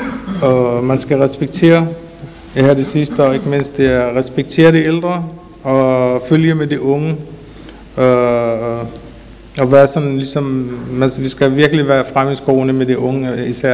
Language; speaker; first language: Danish; early bilingual, other home language; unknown